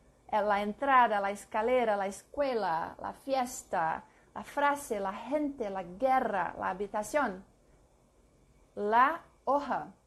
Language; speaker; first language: Spanish; non-native, learner; English